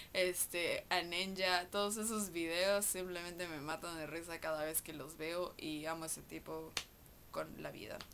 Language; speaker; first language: Spanish; native; Spanish